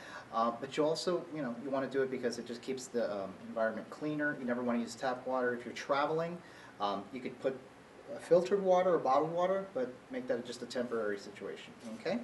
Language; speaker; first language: English; native; English